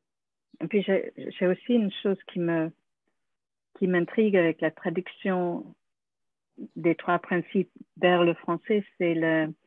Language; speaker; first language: French; non-native, fluent; English